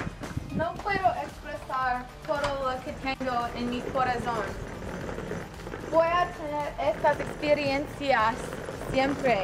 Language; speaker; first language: Spanish; non-native, learner; English